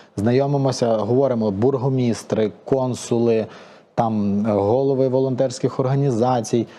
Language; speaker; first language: Ukrainian; native; Ukrainian